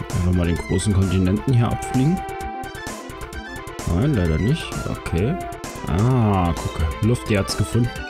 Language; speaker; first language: German; native; German